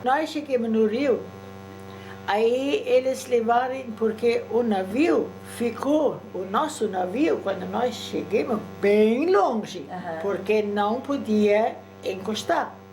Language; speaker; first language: Portuguese; early bilingual, other home language; German